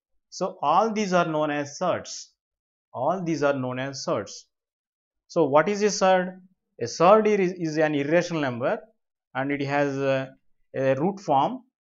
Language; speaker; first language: English; non-native, local second language; Telugu